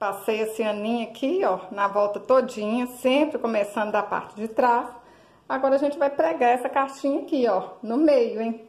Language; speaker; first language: Portuguese; native; Portuguese